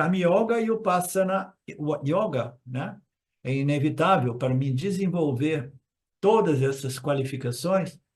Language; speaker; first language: Portuguese; native; Portuguese